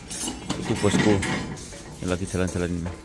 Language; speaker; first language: Indonesian; non-native, local second language; Javanese